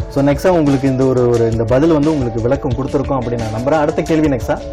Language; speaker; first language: Tamil; early bilingual, heritage; Tamil